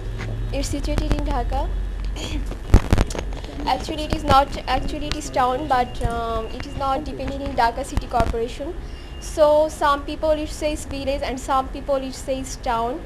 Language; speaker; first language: English; non-native, learner; Bangla